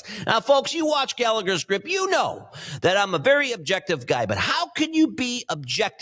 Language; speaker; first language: English; native; English